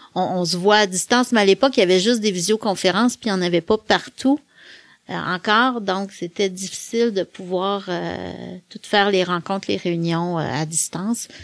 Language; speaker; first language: French; native; French